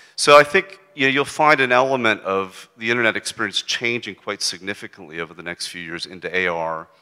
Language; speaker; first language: English; native; English